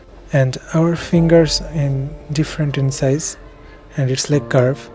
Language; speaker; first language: English; non-native, fluent; Bangla